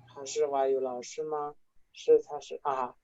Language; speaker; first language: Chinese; non-native, fluent; Spanish